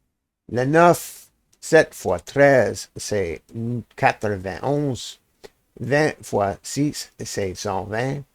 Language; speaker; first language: French; non-native, learner; English